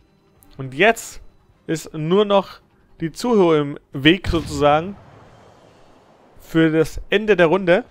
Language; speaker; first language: German; native; German